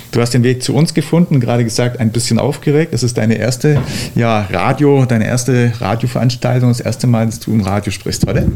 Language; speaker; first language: German; native; German